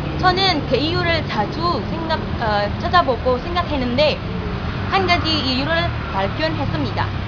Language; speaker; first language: Korean; non-native, learner; Indonesian